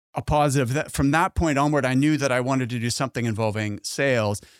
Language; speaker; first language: English; native; English